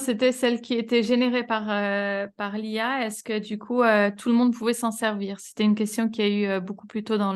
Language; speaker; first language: French; native; French